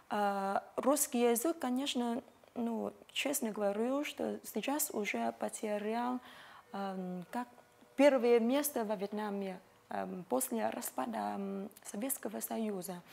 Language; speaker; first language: Russian; non-native, fluent; Vietnamese